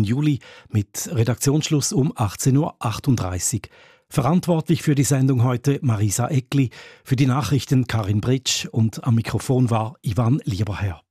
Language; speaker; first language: German; native; German